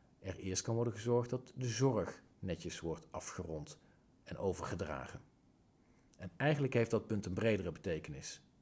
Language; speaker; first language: Dutch; native; Dutch